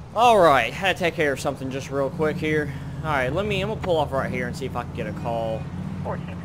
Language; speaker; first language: English; native; English